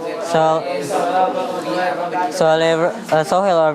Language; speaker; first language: English; non-native, learner; Indonesian